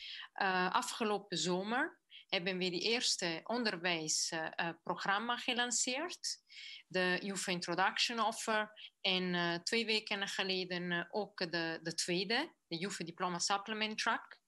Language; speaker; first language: Dutch; non-native, fluent; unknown